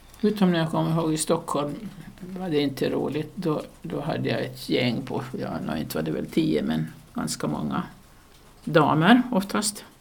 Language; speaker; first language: Swedish; native; Swedish